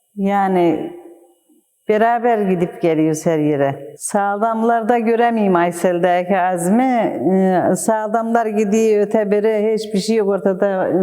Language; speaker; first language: Turkish; native; Turkish